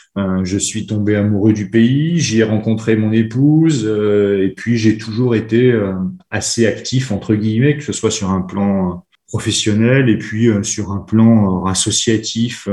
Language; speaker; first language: French; native; French